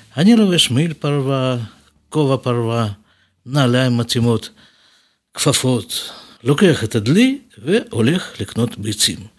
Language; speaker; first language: Hebrew; non-native, fluent; Russian